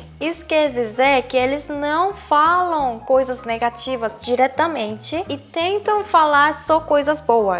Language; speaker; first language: Portuguese; non-native, fluent; Korean